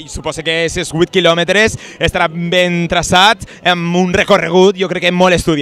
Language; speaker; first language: Spanish; native; Spanish